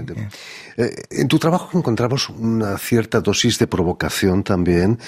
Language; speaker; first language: Spanish; native; Spanish